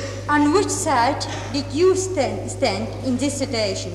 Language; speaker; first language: English; non-native, fluent; Czech